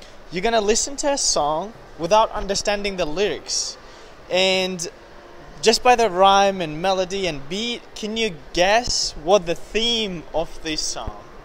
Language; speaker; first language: English; non-native, fluent; Turkmen